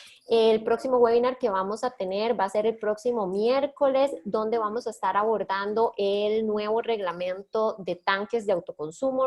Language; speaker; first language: Spanish; native; Spanish